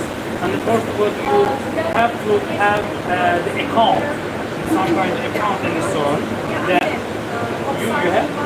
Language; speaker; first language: English; non-native, fluent; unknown